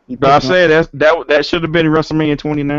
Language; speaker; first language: English; native; English